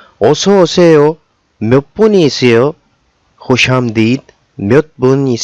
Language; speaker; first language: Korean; non-native, fluent; Urdu